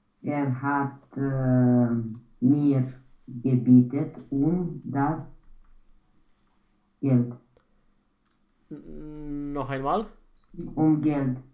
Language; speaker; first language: German; non-native, learner; Romanian